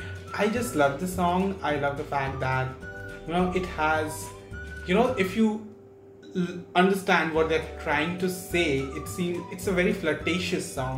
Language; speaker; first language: English; non-native, local second language; Bangla